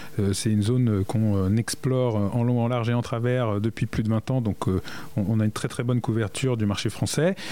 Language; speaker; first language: French; native; French